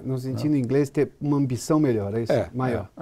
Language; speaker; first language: Portuguese; native; Portuguese